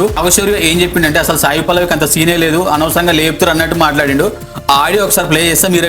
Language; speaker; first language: Telugu; native; Telugu